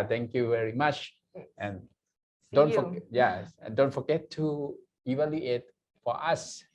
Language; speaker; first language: English; non-native, learner; Thai